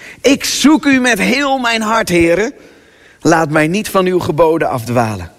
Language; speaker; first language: Dutch; native; Dutch